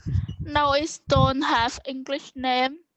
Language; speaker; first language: English; non-native, learner; Vietnamese